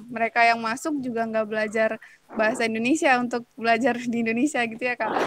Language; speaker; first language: Indonesian; native; Indonesian